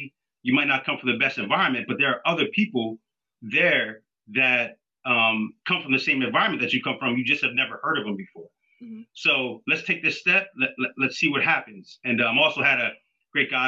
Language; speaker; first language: English; native; English